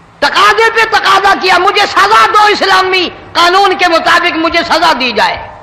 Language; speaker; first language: Urdu; non-native, local second language; Saraiki